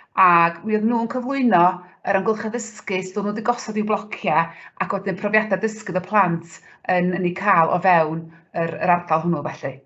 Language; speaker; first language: Welsh; native; Welsh